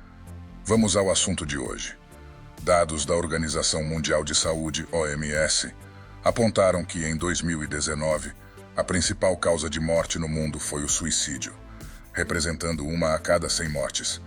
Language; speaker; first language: Portuguese; native; Portuguese